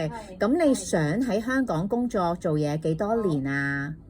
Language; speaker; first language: Cantonese; native; Cantonese